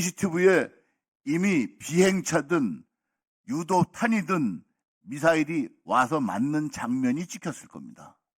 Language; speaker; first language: Korean; native; Korean